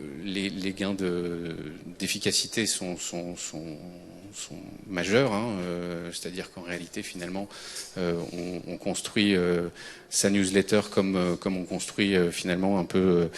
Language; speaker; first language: French; native; French